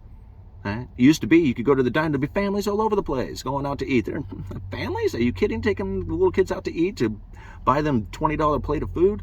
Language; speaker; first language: English; native; English